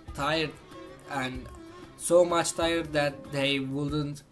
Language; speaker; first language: English; non-native, fluent; Turkish